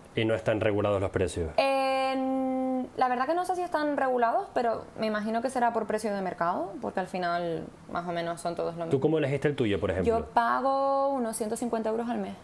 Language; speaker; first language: Spanish; native; Spanish